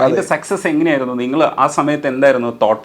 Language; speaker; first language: Malayalam; native; Malayalam